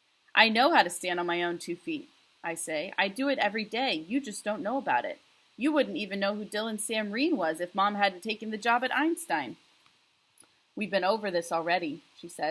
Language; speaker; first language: English; native; English